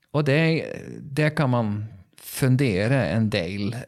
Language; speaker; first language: Swedish; non-native, fluent; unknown